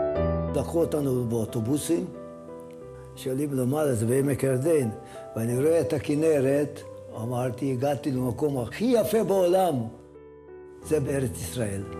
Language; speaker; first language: Hebrew; non-native, fluent; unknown